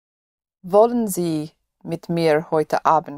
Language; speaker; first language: German; non-native, learner; English